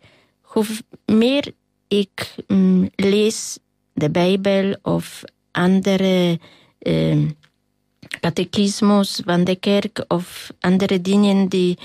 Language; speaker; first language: Dutch; non-native, learner; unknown